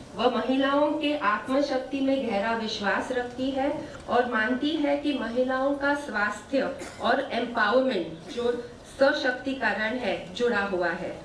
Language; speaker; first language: Hindi; non-native, local second language; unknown